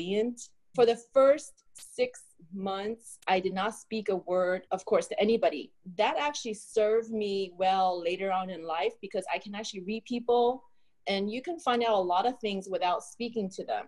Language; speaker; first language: English; early bilingual, other home language; Chinese